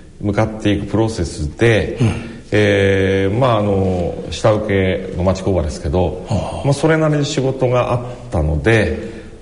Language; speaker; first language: Japanese; native; Japanese